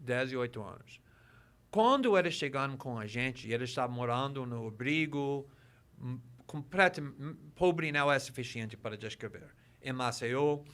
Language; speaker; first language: Portuguese; non-native, fluent; English